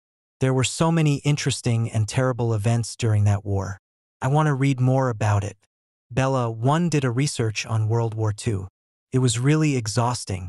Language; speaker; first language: English; non-native, learner; Indonesian